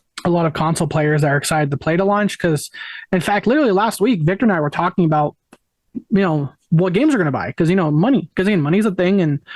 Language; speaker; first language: English; native; English